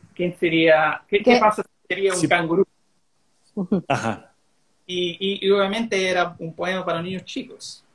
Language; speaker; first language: Spanish; early bilingual, heritage; Spanish